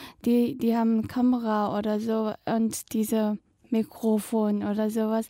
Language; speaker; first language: German; non-native, fluent; Tibetan